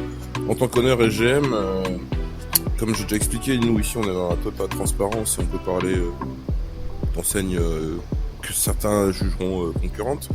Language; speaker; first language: French; native; French